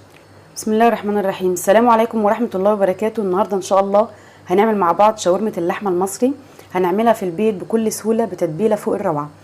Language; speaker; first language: Arabic; native; Arabic